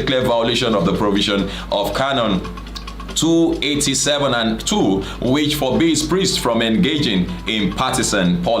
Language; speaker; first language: English; non-native, local second language; Yoruba